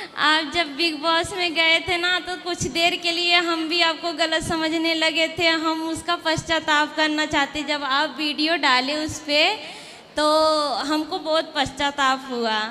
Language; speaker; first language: Hindi; native; Hindi